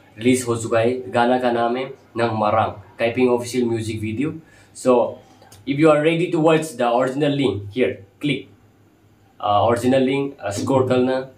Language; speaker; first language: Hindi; non-native, local second language; Kok Borok